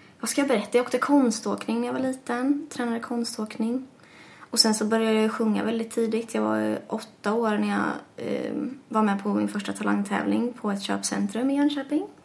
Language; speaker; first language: Swedish; early bilingual, other home language; English